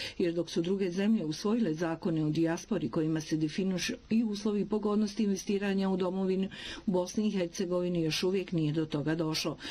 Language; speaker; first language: Bosnian; native; Bosnian